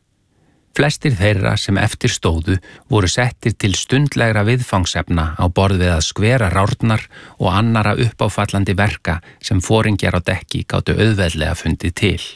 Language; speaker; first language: Icelandic; native; Icelandic